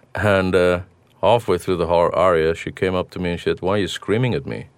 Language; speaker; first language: English; non-native, local second language; Afrikaans